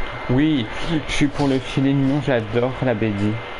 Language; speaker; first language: French; native; French